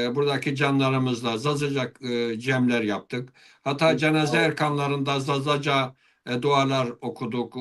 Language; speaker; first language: Turkish; non-native, local second language; Zaza